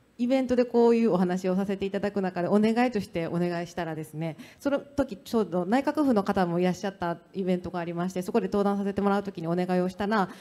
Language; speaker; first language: Japanese; native; Japanese